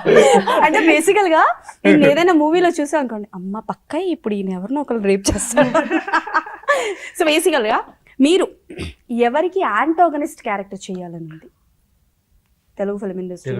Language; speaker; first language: Telugu; native; Telugu